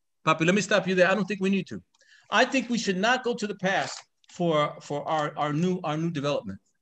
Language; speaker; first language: English; early bilingual, other home language; Spanish